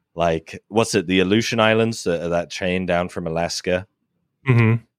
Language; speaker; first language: English; native; English